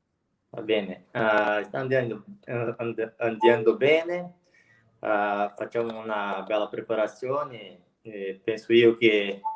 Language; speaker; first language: Italian; non-native, learner; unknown